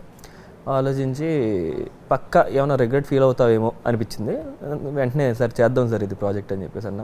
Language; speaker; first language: Telugu; native; Telugu